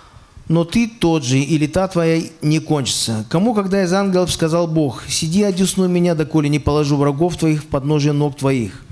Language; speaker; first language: Russian; native; Russian